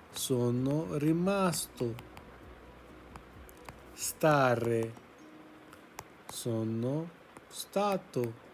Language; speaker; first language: Italian; non-native, fluent; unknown